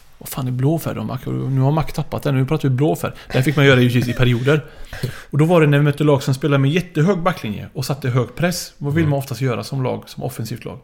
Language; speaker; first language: Swedish; early bilingual, other home language; Arabic